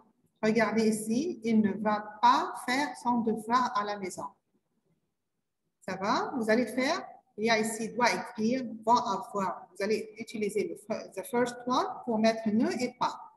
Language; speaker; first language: French; non-native, learner; Arabic